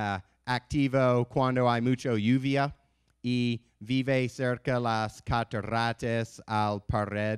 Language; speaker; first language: Spanish; non-native, learner; English